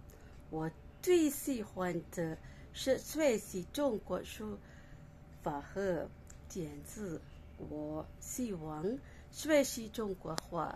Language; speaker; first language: Chinese; non-native, learner; Malay